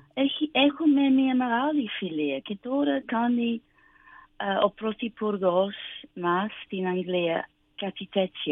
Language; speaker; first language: Greek; non-native, learner; English